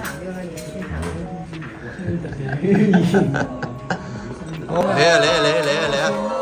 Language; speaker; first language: Chinese; native; Chinese